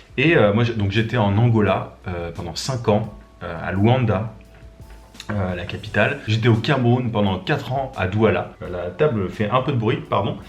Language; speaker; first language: French; native; French